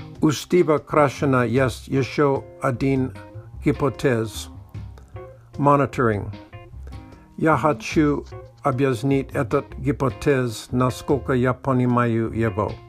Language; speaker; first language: Russian; non-native, learner; English